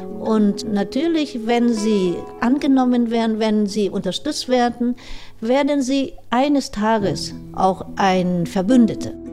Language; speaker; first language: German; non-native, fluent; Vietnamese